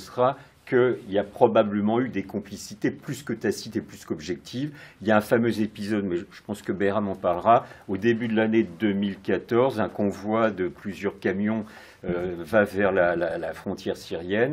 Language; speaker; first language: French; native; French